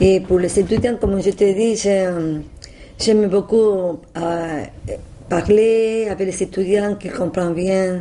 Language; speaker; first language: French; non-native, learner; Spanish